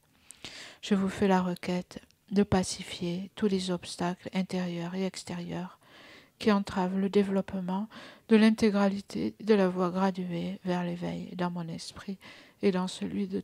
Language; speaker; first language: French; native; French